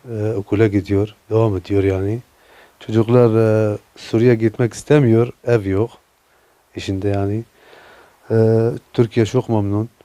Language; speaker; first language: Turkish; non-native, learner; Arabic